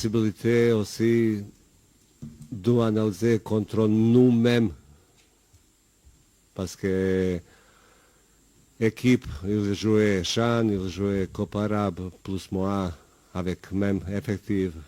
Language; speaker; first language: French; non-native, learner; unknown